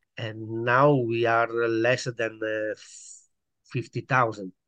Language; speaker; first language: English; non-native, learner; Italian